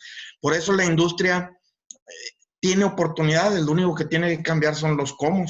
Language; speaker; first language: Spanish; native; Spanish